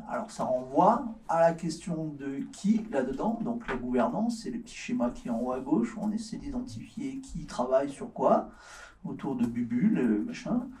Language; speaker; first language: French; native; French